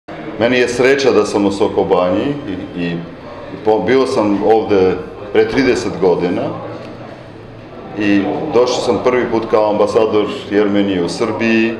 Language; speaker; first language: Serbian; non-native, fluent; Armenian